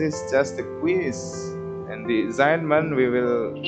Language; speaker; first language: English; non-native, fluent; Indonesian